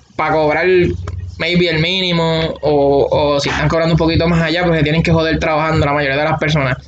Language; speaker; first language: Spanish; native; Spanish